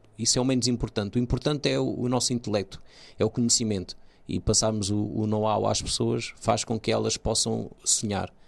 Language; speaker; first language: Portuguese; early bilingual, other home language; Kabuverdianu